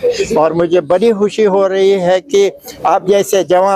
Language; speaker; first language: Hindi; non-native, fluent; Uzbek